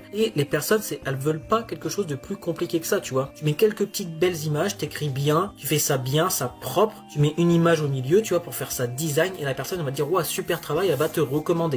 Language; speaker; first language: French; native; French